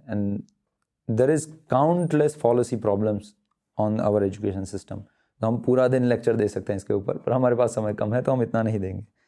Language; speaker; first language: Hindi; non-native, local second language; Gujarati